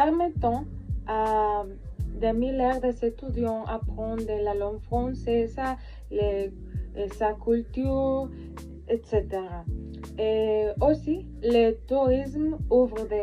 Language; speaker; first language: French; non-native, learner; Spanish